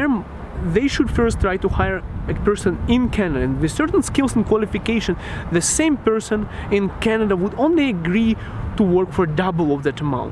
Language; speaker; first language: English; non-native, local second language; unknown